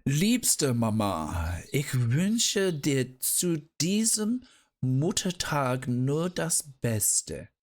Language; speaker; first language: German; non-native, learner; English